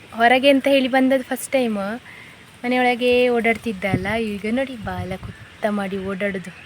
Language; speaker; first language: Kannada; non-native, local second language; Konkani